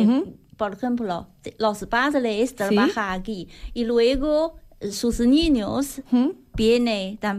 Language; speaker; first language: Spanish; non-native, learner; Chinese